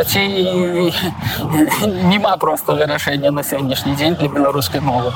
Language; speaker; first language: Belarusian; non-native, local second language; Russian